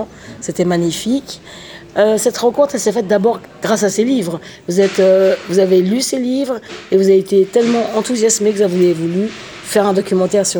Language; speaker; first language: French; native; French